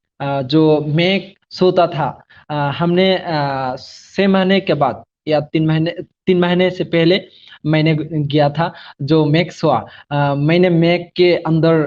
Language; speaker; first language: Hindi; non-native, learner; Bangla